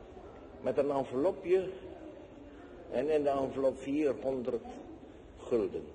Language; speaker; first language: Dutch; non-native, fluent; Indonesian